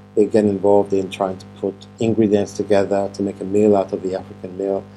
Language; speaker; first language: English; non-native, local second language; Yoruba